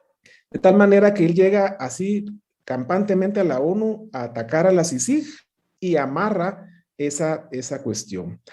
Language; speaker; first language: Spanish; native; Spanish